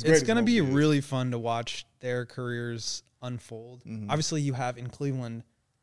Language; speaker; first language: English; native; English